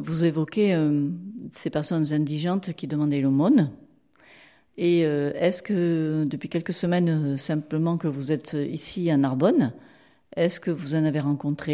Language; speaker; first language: French; native; French